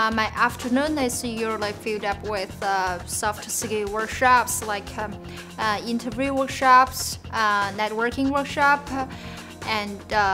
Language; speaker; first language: English; non-native, fluent; Chinese